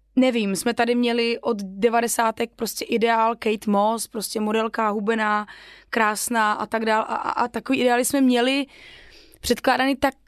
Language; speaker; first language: Czech; non-native, local second language; Polish